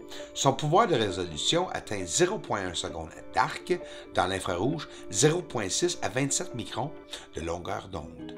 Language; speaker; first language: French; native; French